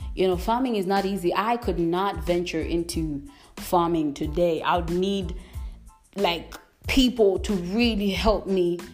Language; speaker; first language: English; non-native, local second language; Nyanja